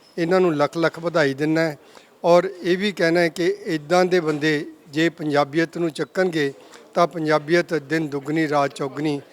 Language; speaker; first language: Punjabi; native; Punjabi